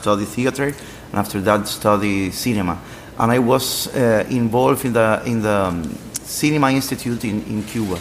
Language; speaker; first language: English; non-native, learner; Spanish